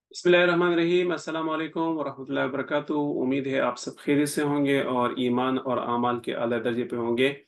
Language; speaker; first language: Urdu; non-native, local second language; Pashto